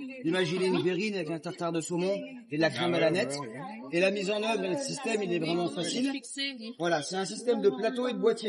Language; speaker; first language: French; native; French